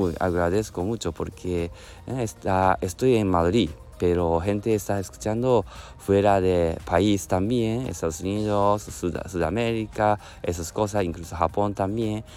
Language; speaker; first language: Spanish; non-native, learner; Japanese